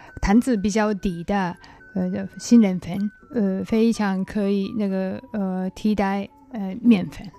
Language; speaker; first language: Chinese; non-native, learner; Japanese